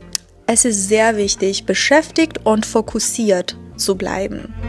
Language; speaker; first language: German; non-native, fluent; Persian